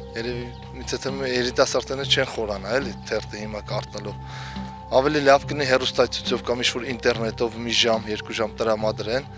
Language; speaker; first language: Armenian; non-native, local second language; Kurdish